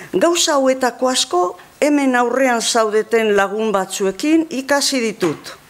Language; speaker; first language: Basque; native; Basque